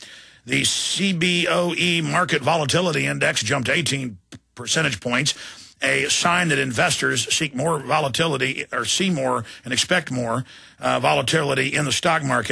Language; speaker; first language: English; native; English